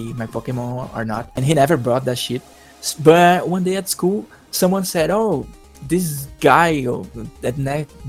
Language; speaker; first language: English; non-native, fluent; Portuguese